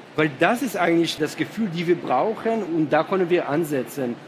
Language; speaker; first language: German; non-native, fluent; Hebrew